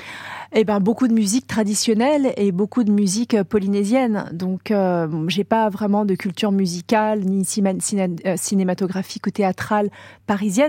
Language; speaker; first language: French; native; French